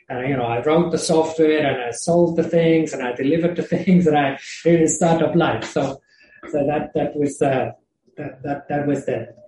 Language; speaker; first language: English; non-native, fluent; Swiss German